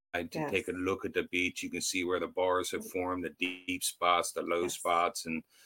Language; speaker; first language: English; native; English